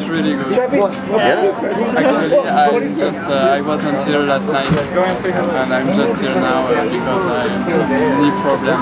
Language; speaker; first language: English; non-native, fluent; French